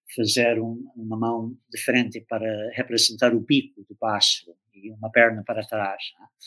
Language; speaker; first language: Portuguese; non-native, fluent; English